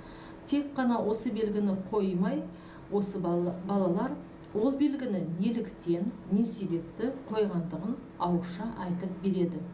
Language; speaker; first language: Kazakh; native; Kazakh